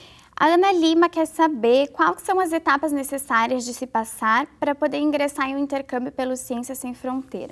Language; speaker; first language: Portuguese; native; Portuguese